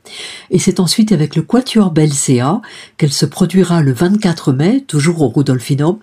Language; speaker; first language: French; native; French